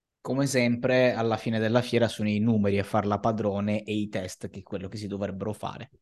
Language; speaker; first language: Italian; native; Italian